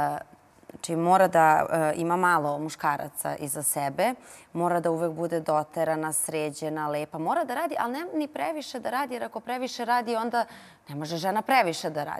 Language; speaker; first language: Serbian; native; Serbian